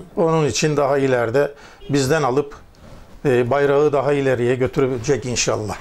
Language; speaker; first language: Turkish; native; Turkish